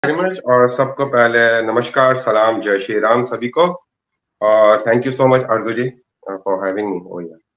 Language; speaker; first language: Urdu; native; Urdu